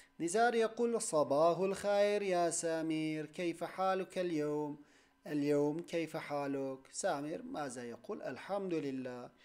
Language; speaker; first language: Arabic; non-native, fluent; Turkish